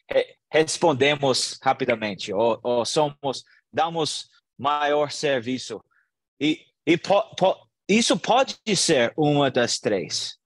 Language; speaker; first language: Portuguese; non-native, learner; English